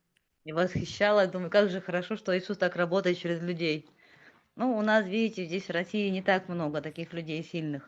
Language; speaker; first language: Russian; native; Russian